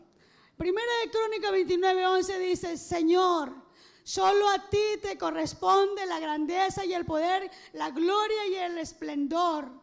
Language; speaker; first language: Spanish; native; Spanish